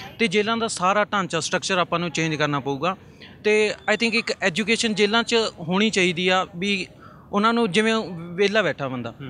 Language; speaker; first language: Punjabi; native; Punjabi